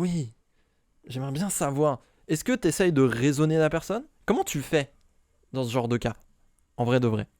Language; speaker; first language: French; native; French